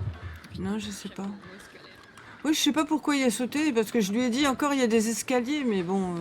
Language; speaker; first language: French; native; French